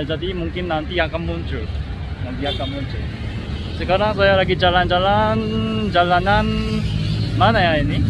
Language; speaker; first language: Indonesian; non-native, learner; Korean